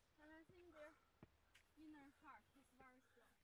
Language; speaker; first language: English; non-native, learner; Chinese